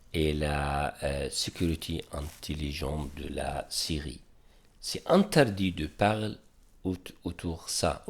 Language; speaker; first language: French; non-native, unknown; Arabic